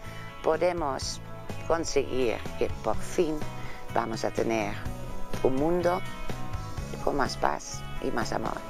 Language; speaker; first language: Spanish; non-native, fluent; Dutch